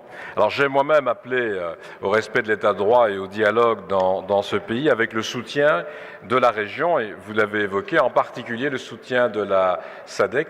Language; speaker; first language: French; native; French